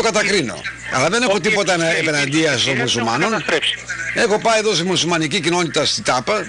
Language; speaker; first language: Greek; native; Greek